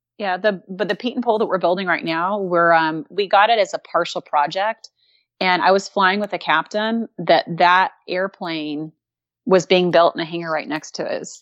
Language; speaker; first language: English; native; English